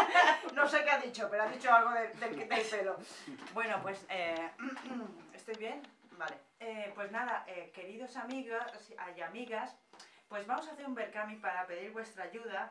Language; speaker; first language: Spanish; native; Spanish